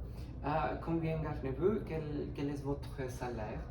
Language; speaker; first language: French; non-native, learner; Spanish